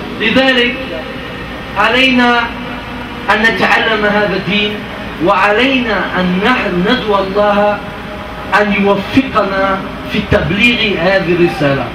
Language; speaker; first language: Arabic; non-native, fluent; German